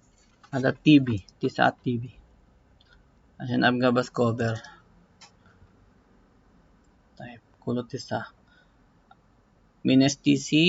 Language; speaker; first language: Arabic; non-native, learner; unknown